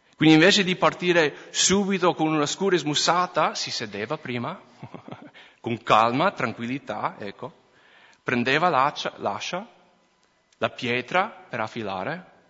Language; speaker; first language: Italian; non-native, fluent; English